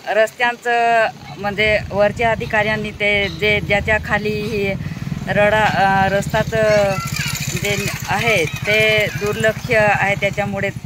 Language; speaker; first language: Marathi; non-native, local second language; Bhili